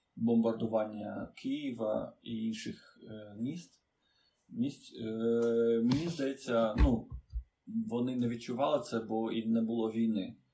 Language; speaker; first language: Ukrainian; non-native, fluent; Romanian